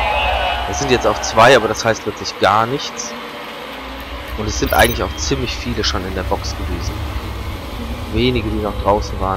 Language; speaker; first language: German; native; German